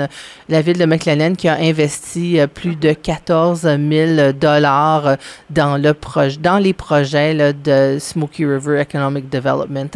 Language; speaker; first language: French; native; French